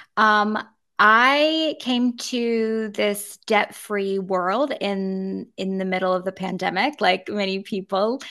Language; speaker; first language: English; native; English